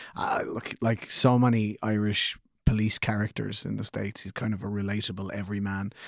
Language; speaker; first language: English; native; English